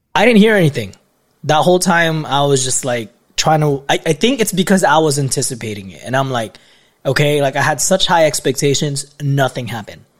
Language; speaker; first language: English; non-native, local second language; Filipino